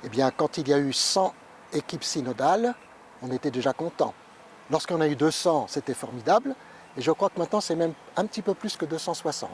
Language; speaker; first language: French; native; French